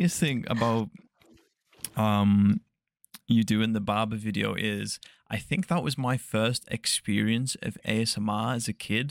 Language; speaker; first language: English; native; English